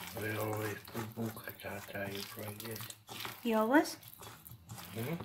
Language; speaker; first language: English; non-native, learner; Indonesian